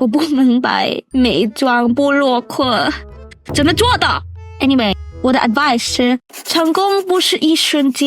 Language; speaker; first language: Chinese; non-native, learner; English